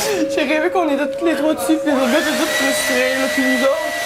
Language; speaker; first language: French; native; French